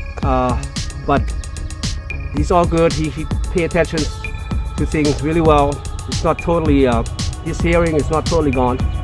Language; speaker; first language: English; non-native, fluent; Lao